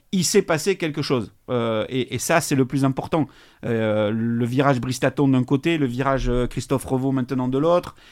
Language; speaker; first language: French; native; French